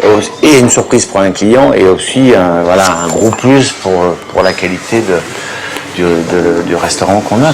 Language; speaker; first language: French; native; French